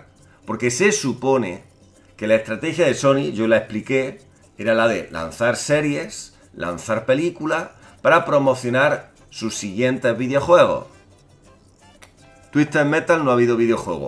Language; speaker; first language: Spanish; native; Spanish